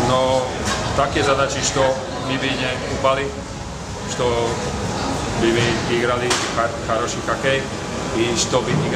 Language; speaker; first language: Russian; non-native, learner; Slovak